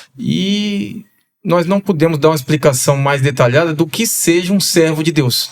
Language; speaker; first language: Portuguese; native; Portuguese